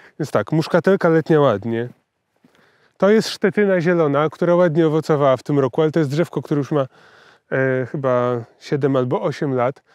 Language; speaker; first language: Polish; native; Polish